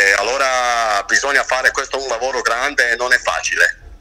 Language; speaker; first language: Italian; non-native, fluent; Croatian